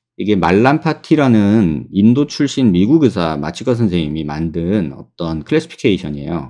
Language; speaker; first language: Korean; native; Korean